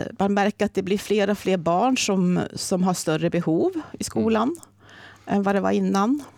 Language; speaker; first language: Swedish; native; Swedish